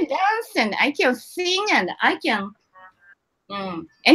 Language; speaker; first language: English; non-native, learner; Japanese